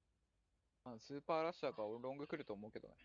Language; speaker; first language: Japanese; native; Japanese